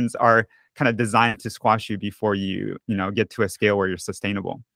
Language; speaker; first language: English; early bilingual, other home language; Japanese